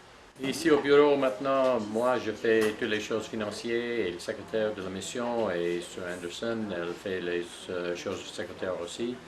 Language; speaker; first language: French; non-native, fluent; English